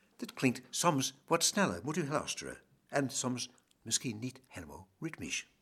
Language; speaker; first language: Dutch; non-native, fluent; English